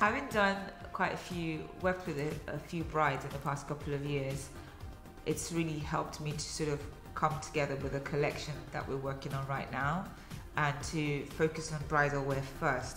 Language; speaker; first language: English; early bilingual, other home language; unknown